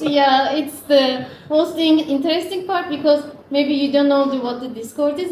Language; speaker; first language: English; non-native, fluent; Turkish